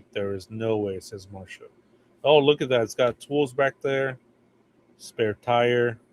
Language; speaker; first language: English; native; English